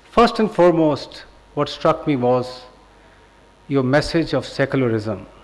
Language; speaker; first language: English; non-native, local second language; Punjabi